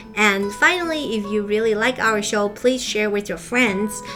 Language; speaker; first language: English; non-native, fluent; Chinese